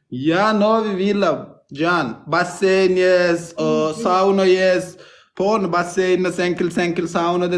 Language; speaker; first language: Russian; non-native, learner; Turkmen